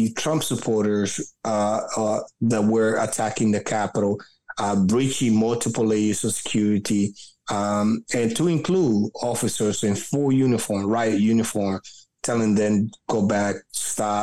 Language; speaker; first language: English; early bilingual, other home language; Spanish